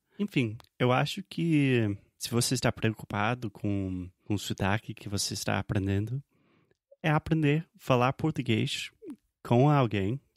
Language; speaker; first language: Portuguese; non-native, fluent; English